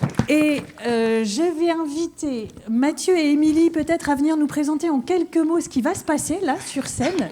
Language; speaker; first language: French; native; French